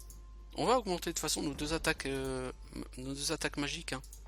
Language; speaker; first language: French; native; French